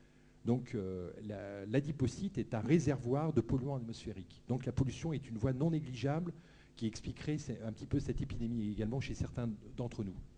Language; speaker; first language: French; native; French